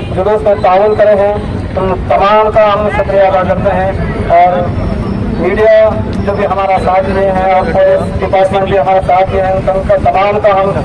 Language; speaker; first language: Urdu; native; Urdu